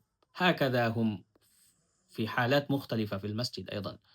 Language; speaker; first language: Arabic; non-native, fluent; Bangla